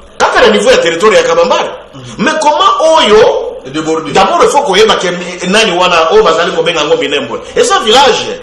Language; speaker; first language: Lingala; non-native, local second language; Bembe